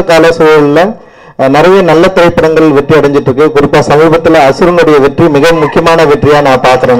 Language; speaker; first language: Tamil; native; Tamil